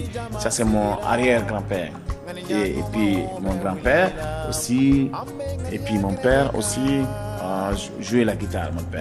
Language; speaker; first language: French; non-native, local second language; Bambara